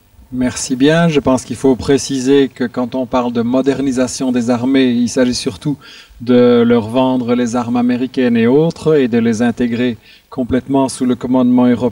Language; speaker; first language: French; native; French